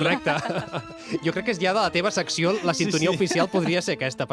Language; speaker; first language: Catalan; native; Catalan